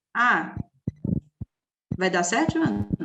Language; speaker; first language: Portuguese; native; Portuguese